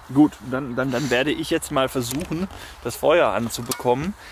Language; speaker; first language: German; native; German